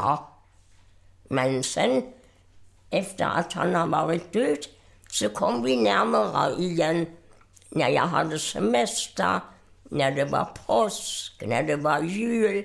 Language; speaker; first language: Swedish; non-native, fluent; German